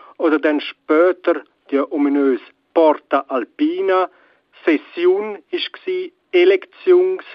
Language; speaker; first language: German; non-native, local second language; Romansh